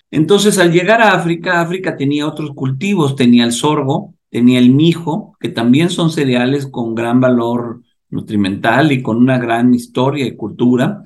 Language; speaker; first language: Spanish; native; Spanish